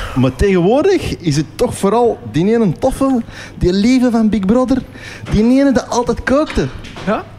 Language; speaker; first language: Dutch; non-native, local second language; French